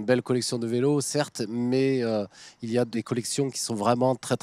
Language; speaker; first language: French; native; French